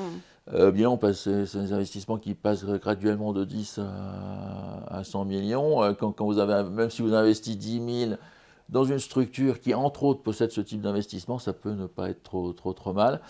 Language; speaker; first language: French; native; French